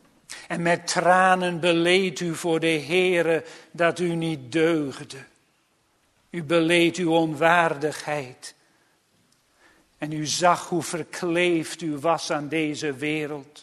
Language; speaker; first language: Dutch; native; Dutch